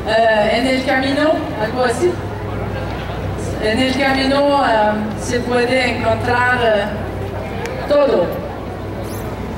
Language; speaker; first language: Spanish; non-native, learner; French